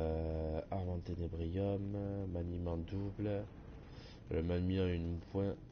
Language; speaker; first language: French; native; French